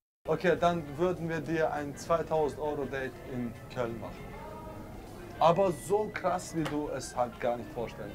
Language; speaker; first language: German; native; German